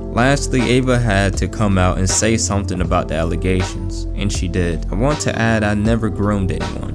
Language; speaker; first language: English; native; English